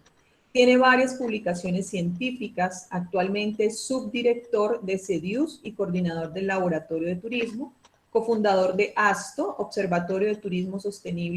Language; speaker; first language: Spanish; native; Spanish